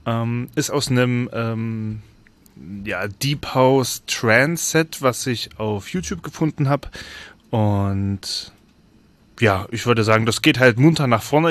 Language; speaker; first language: German; native; German